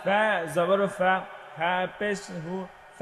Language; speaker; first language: Arabic; non-native, learner; Bangla